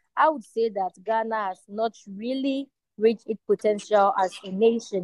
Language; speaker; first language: English; non-native, local second language; Ewe